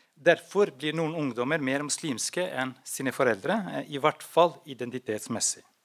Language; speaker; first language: Norwegian; non-native, fluent; Albanian